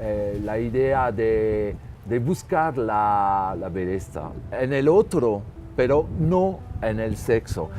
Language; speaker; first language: Spanish; non-native, learner; French